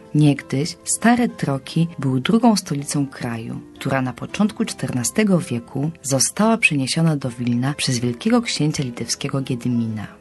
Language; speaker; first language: Polish; native; Polish